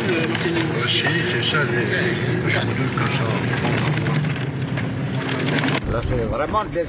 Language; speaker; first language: French; non-native, learner; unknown